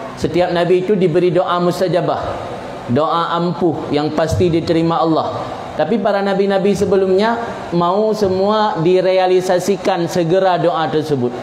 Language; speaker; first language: Malay; non-native, local second language; Achinese